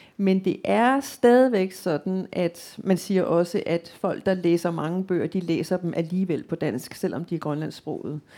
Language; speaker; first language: Danish; native; Danish